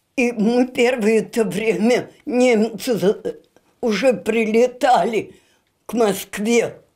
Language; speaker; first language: Russian; native; Russian